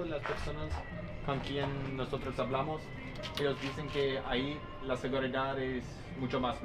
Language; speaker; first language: Spanish; non-native, learner; English